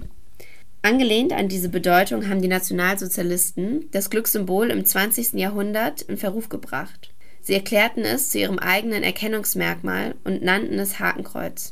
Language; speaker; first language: German; native; German